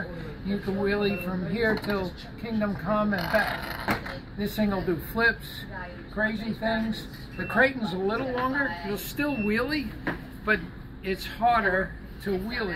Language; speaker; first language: English; native; English